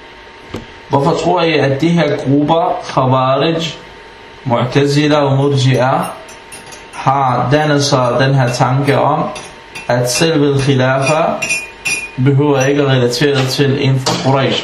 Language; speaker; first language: Danish; non-native, fluent; Arabic